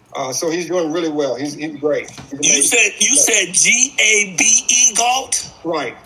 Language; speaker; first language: English; native; English